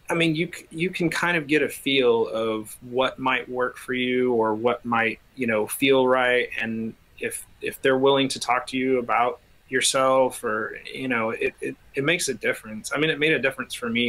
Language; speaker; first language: English; native; English